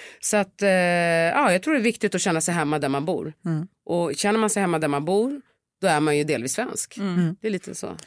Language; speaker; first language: Swedish; early bilingual, other home language; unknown